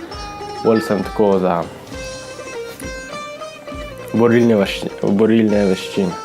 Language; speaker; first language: Slovenian; non-native, learner; Persian